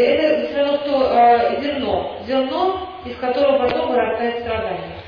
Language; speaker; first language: Russian; native; Russian